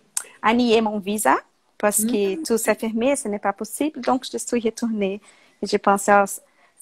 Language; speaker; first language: French; non-native, learner; Portuguese